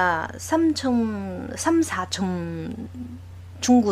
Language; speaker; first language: Korean; non-native, learner; Chinese